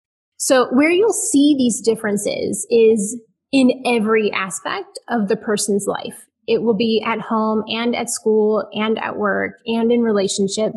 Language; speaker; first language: English; native; English